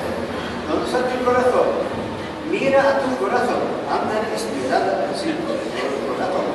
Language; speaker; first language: Spanish; non-native, learner; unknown